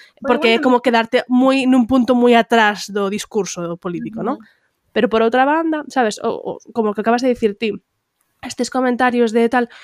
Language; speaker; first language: Galician; non-native, local second language; Spanish